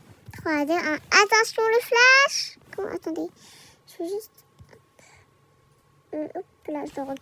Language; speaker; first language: French; native; French